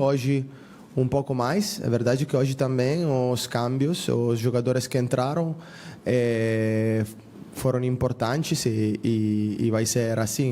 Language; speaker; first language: Portuguese; non-native, fluent; Spanish